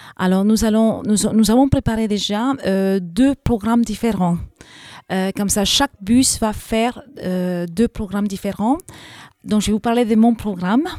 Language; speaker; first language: French; non-native, fluent; English